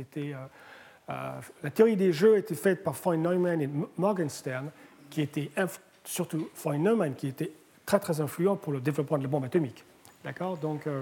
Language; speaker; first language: French; native; French